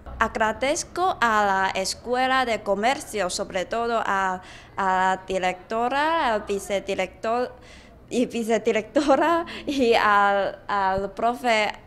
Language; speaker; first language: Spanish; non-native, learner; Chinese